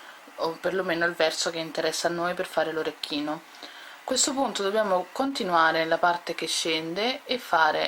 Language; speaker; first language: Italian; native; Italian